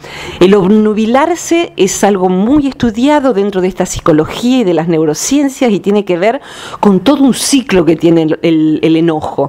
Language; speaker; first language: Spanish; native; Spanish